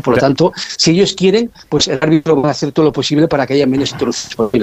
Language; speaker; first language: Spanish; native; Spanish